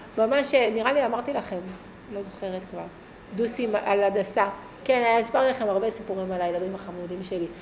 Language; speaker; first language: Hebrew; native; Hebrew